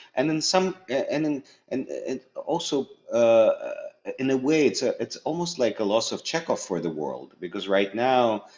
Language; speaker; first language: English; early bilingual, other home language; Russian